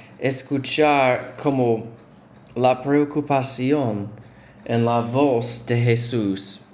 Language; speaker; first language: Spanish; non-native, fluent; English